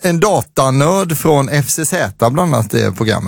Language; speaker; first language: Swedish; native; Swedish